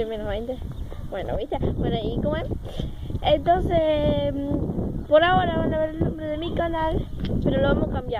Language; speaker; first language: Spanish; native; Spanish